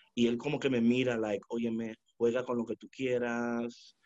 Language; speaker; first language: Spanish; early bilingual, heritage; Spanish